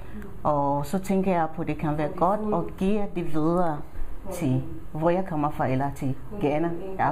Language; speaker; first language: Danish; non-native, fluent; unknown